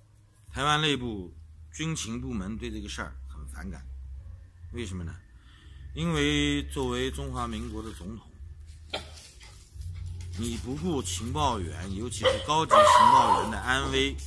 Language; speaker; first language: Chinese; native; Chinese